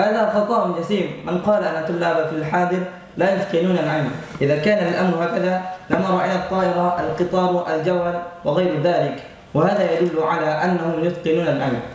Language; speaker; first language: Arabic; non-native, learner; Indonesian